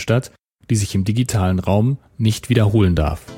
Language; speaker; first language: German; native; German